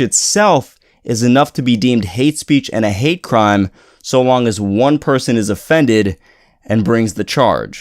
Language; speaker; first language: English; native; English